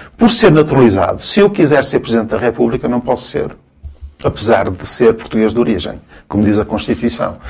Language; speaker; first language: Portuguese; early bilingual, other home language; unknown